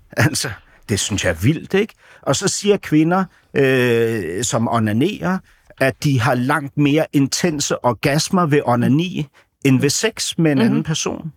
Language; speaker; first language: Danish; native; Danish